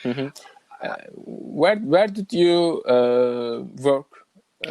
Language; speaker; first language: English; non-native, learner; Turkish